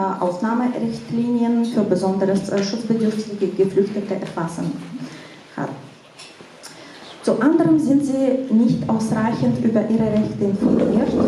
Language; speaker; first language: German; non-native, fluent; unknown